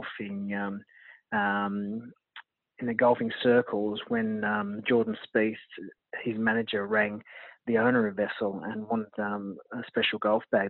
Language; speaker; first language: English; native; English